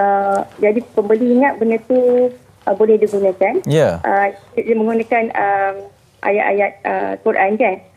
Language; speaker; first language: Malay; native; Malay